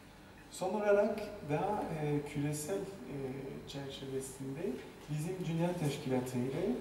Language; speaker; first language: Turkish; non-native, fluent; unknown